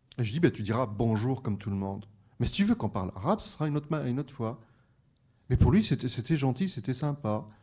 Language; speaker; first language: French; native; French